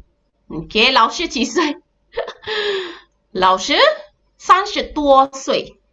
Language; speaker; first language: Chinese; non-native, local second language; Malay